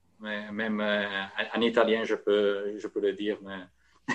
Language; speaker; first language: French; non-native, fluent; Italian